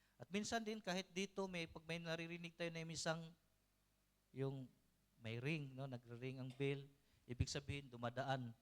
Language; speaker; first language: Filipino; non-native, local second language; Cebuano